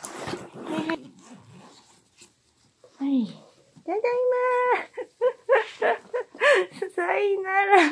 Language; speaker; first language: Japanese; native; Japanese